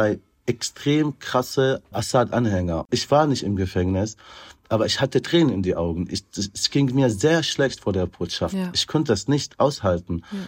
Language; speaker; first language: German; non-native, fluent; Arabic